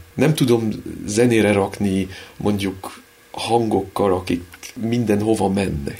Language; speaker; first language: Hungarian; early bilingual, heritage; Hungarian